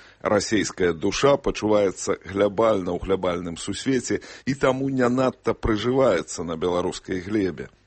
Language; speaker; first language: Belarusian; native; Belarusian